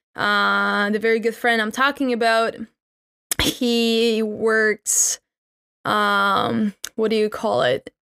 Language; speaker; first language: English; non-native, fluent; Czech